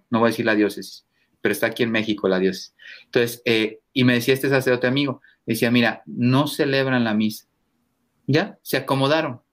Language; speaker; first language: Spanish; native; Spanish